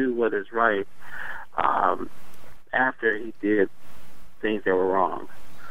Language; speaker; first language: English; native; English